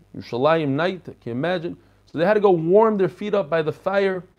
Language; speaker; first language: English; non-native, fluent; Hebrew